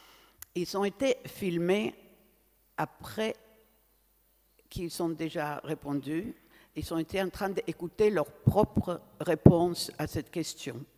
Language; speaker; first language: French; non-native, fluent; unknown